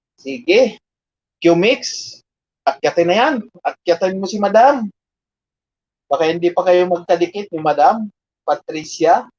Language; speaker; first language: Filipino; non-native, local second language; Bikol